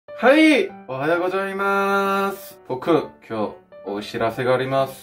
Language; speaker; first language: Japanese; non-native, fluent; Korean